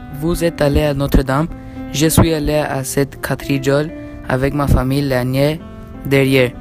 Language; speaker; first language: French; non-native, learner; English